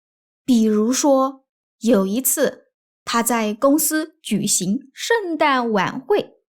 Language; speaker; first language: Chinese; native; Chinese